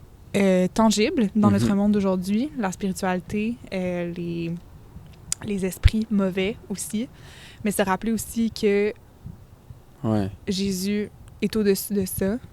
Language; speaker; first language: French; native; French